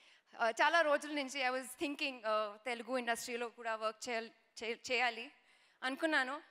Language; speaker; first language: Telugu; non-native, learner; Kannada